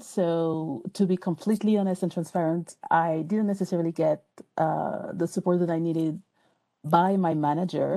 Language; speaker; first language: English; non-native, fluent; French